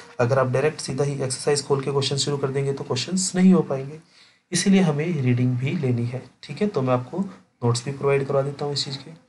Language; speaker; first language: Hindi; native; Hindi